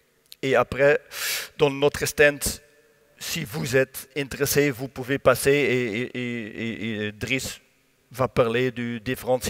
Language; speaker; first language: French; non-native, learner; Dutch